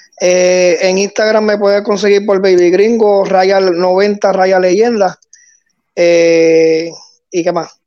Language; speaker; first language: Spanish; native; Spanish